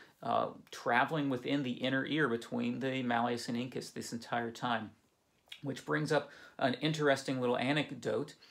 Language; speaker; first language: English; native; English